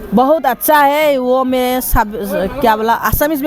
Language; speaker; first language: Hindi; non-native, local second language; Assamese